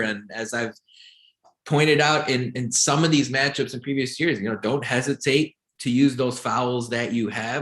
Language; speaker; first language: English; native; English